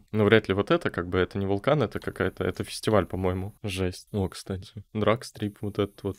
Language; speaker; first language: Russian; native; Russian